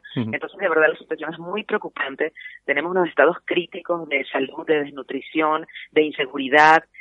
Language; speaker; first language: Spanish; native; Spanish